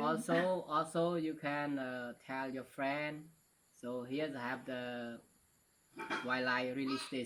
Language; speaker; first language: English; non-native, learner; Khmer